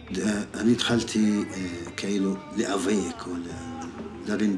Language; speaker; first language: Hebrew; non-native, local second language; Arabic